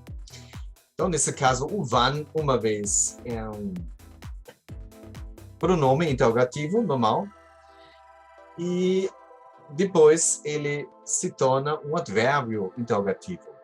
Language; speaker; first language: Portuguese; non-native, fluent; German